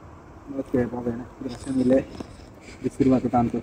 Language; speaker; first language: Italian; non-native, learner; Bangla